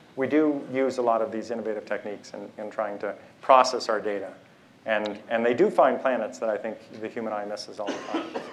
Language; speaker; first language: English; native; English